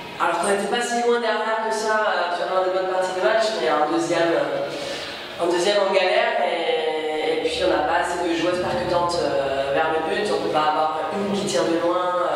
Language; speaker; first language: French; non-native, fluent; Portuguese